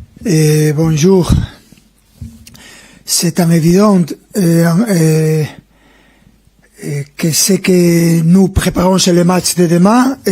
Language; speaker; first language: French; non-native, fluent; Spanish